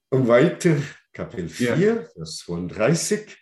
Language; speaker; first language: German; non-native, fluent; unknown